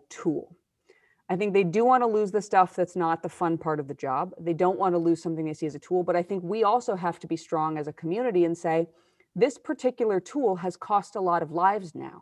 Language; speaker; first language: English; native; English